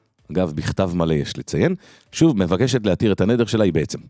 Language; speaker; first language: Hebrew; native; Hebrew